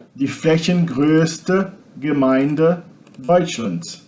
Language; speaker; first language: German; non-native, fluent; Portuguese